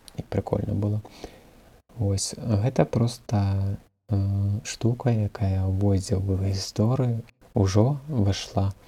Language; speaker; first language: Belarusian; non-native, local second language; Russian